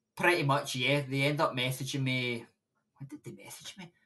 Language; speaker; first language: English; native; English